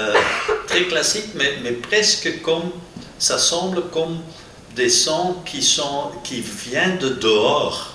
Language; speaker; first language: French; non-native, local second language; Dutch